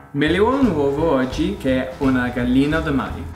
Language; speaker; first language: Italian; non-native, learner; English